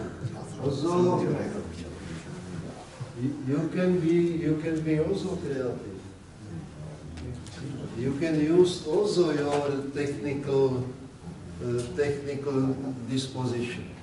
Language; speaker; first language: English; non-native, learner; Czech